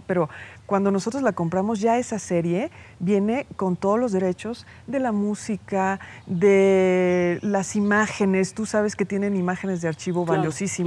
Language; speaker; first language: Spanish; native; Spanish